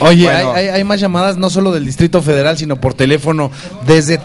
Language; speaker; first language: Spanish; native; Spanish